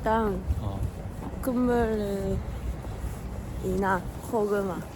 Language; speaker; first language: Korean; non-native, fluent; Japanese